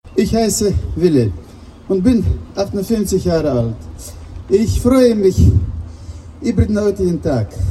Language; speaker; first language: German; non-native, fluent; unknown